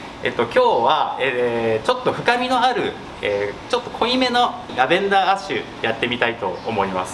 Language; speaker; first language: Japanese; native; Japanese